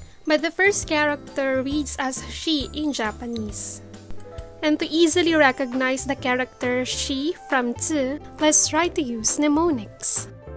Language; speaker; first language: English; non-native, local second language; Filipino